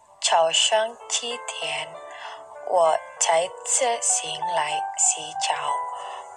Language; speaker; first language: Chinese; non-native, learner; Indonesian